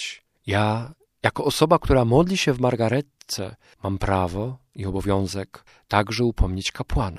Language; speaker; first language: Polish; native; Polish